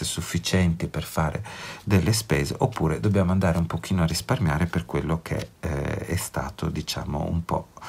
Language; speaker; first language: Italian; native; Italian